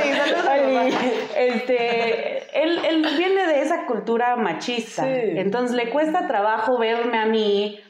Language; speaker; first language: Spanish; early bilingual, heritage; Spanish